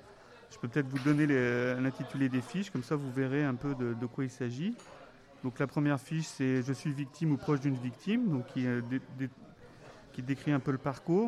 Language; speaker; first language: French; native; French